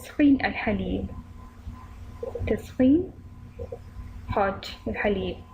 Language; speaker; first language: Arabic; non-native, learner; Urdu